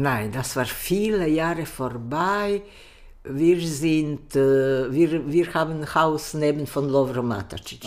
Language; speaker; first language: German; non-native, learner; Croatian